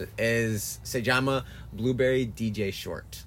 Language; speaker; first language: Spanish; non-native, learner; English